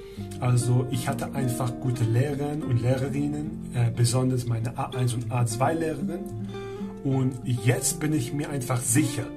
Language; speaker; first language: German; non-native, fluent; Persian